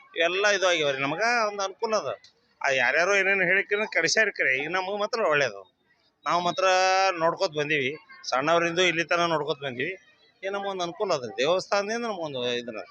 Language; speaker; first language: Kannada; native; Kannada